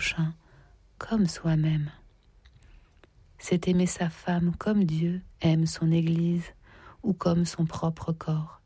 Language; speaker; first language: French; native; French